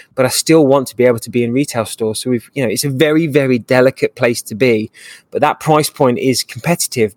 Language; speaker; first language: English; native; English